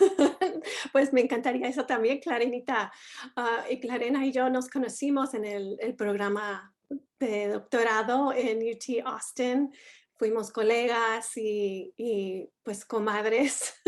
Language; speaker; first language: Spanish; non-native, fluent; English